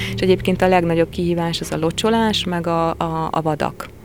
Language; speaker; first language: Hungarian; native; Hungarian